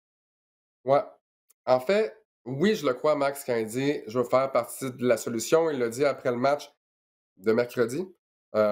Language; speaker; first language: French; native; French